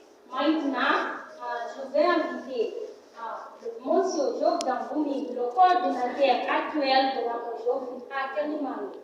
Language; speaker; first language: French; non-native, learner; Portuguese